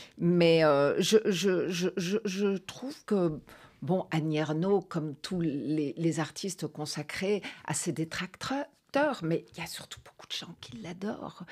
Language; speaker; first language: French; native; French